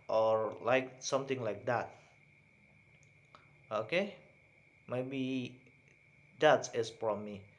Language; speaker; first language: English; non-native, learner; Indonesian